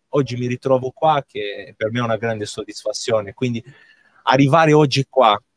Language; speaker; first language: Italian; non-native, fluent; Portuguese